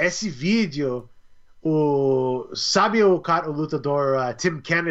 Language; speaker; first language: Portuguese; non-native, learner; English